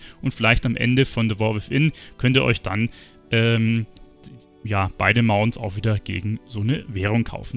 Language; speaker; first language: German; native; German